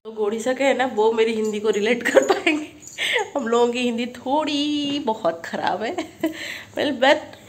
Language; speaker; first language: Hindi; non-native, local second language; Odia